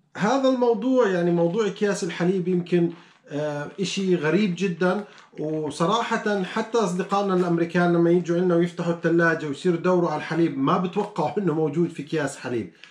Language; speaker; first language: Arabic; native; Arabic